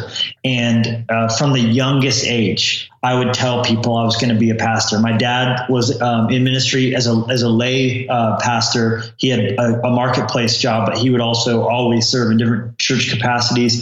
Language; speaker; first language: English; native; English